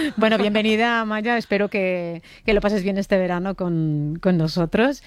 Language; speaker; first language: Spanish; native; Spanish